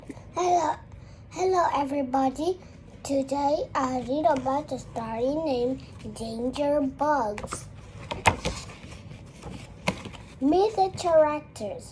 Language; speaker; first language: English; non-native, learner; Vietnamese